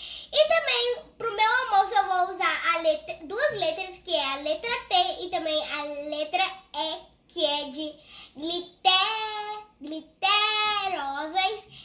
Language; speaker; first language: Portuguese; early bilingual, heritage; Portuguese